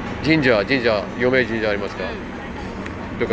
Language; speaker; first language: Japanese; non-native, learner; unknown